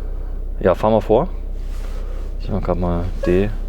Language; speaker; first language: German; native; German